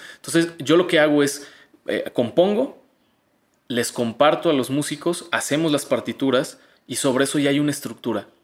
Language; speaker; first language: Spanish; native; Spanish